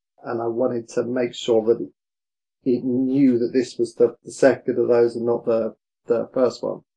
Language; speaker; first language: English; native; English